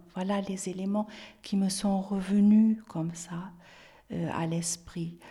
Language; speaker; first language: French; non-native, fluent; German